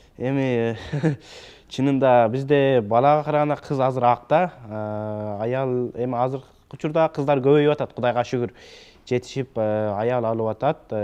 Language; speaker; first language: Kyrgyz; early bilingual, heritage; Kyrgyz